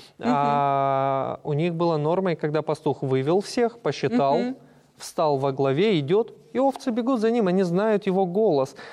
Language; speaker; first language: Russian; native; Russian